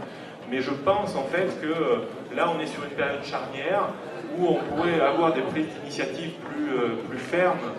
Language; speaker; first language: French; native; French